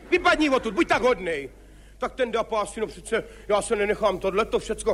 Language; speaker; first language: Czech; native; Czech